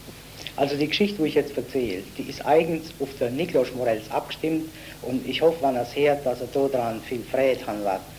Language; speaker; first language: German; native; German